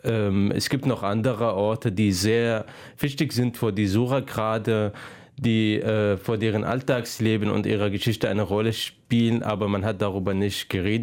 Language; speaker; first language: German; non-native, fluent; Arabic